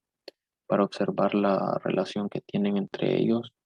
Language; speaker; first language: Spanish; native; Spanish